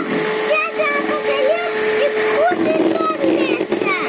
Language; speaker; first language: Russian; non-native, learner; Tajik